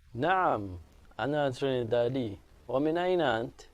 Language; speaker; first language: Arabic; non-native, learner; English